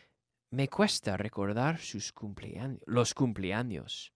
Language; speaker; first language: Spanish; non-native, fluent; English